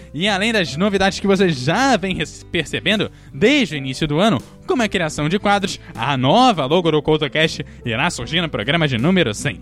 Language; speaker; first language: Portuguese; native; Portuguese